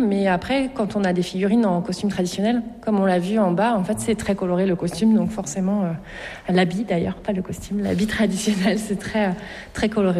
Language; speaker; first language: French; native; French